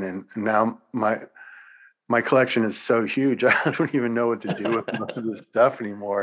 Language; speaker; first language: English; native; English